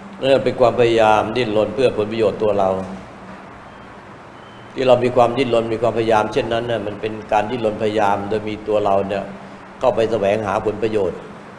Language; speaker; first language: Thai; native; Thai